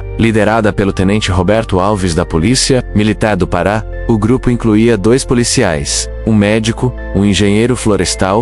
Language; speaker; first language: Portuguese; native; Portuguese